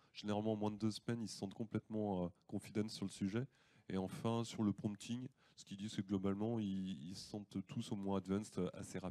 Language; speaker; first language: French; native; French